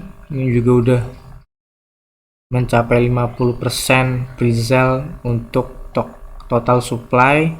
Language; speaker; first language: Indonesian; native; Indonesian